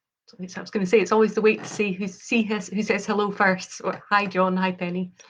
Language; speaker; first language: English; native; English